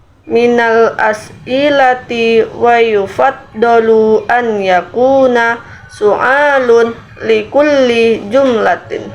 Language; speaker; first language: Arabic; non-native, learner; Indonesian